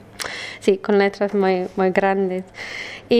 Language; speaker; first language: Spanish; non-native, learner; English